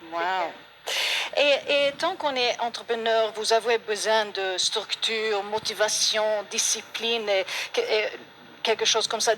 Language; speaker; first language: French; non-native, learner; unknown